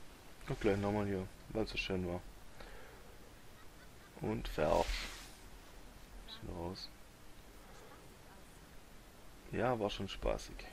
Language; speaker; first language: German; native; German